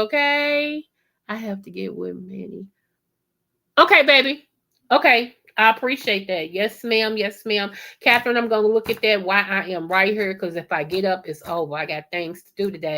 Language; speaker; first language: English; native; English